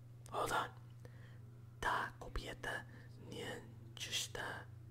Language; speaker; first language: Polish; non-native, learner; English